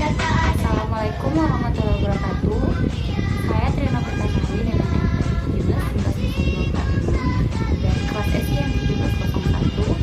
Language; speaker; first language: Indonesian; native; Indonesian